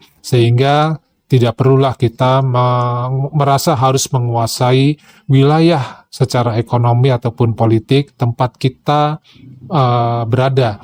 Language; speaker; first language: Indonesian; native; Indonesian